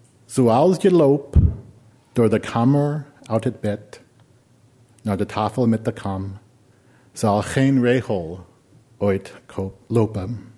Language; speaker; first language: Dutch; non-native, fluent; English